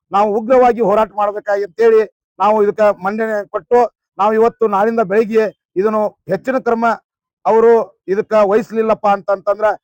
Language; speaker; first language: Kannada; native; Kannada